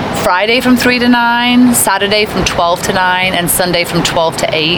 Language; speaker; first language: English; native; English